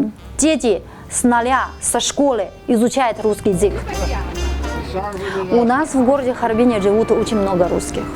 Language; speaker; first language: Russian; non-native, fluent; Chinese